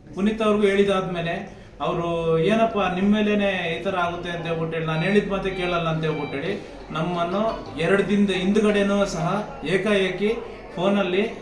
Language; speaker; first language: Kannada; native; Kannada